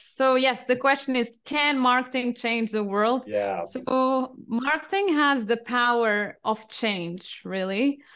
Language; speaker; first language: English; non-native, fluent; Portuguese